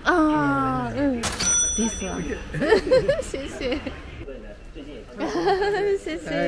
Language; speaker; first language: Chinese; non-native, learner; Japanese